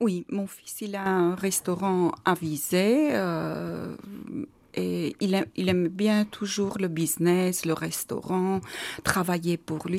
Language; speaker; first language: French; non-native, learner; Armenian